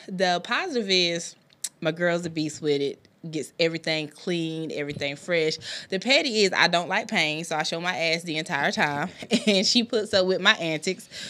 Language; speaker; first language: English; native; English